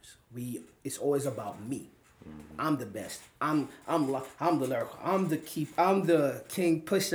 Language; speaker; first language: English; non-native, local second language; Ganda